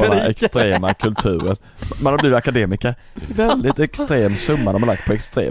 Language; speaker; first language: Swedish; native; Swedish